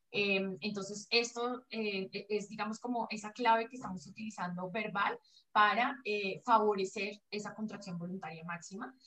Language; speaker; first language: Spanish; native; Spanish